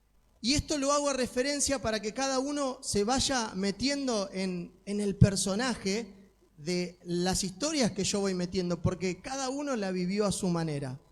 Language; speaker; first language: Spanish; native; Spanish